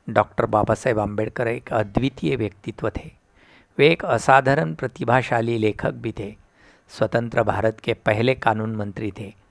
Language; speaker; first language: Hindi; non-native, local second language; Marathi